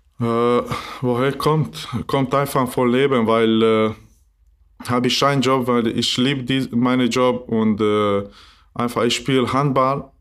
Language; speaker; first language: German; non-native, learner; Bosnian